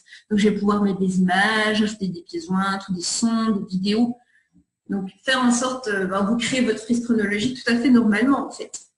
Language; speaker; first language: French; native; French